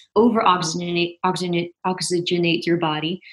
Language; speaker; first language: English; non-native, fluent; Dutch